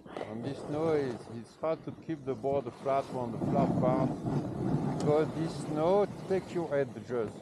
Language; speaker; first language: English; non-native, learner; French